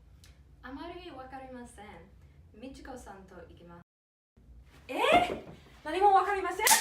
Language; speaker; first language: Japanese; non-native, learner; English